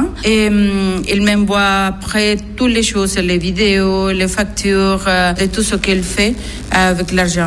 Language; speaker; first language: French; non-native, learner; Spanish